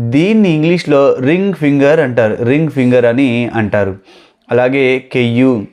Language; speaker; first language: Telugu; non-native, local second language; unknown